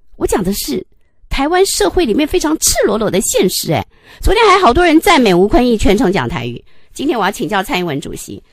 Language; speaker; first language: Chinese; native; Chinese